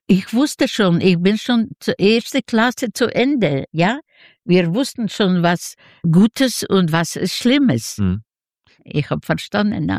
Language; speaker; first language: German; non-native, fluent; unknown